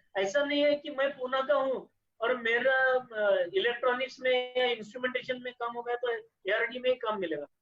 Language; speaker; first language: Hindi; non-native, local second language; Marathi